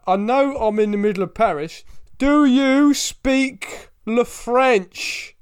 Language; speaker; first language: English; native; English